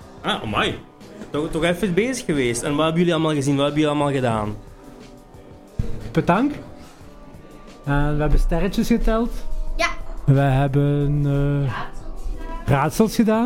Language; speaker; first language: Dutch; native; Dutch